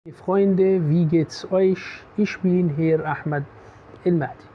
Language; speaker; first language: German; non-native, fluent; Arabic